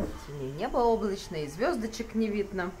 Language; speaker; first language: Russian; native; Russian